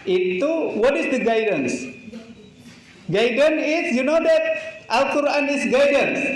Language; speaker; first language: English; non-native, learner; Indonesian